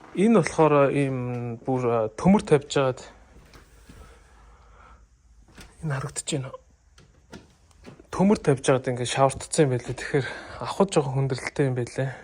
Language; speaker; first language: Mongolian; native; Mongolian